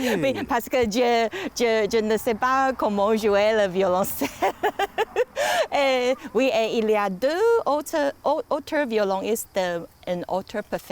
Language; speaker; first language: French; non-native, learner; Chinese